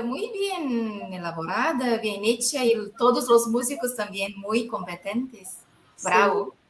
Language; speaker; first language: Spanish; non-native, fluent; Portuguese